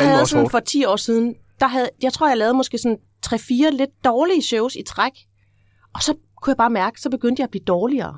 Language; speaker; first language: Danish; native; Danish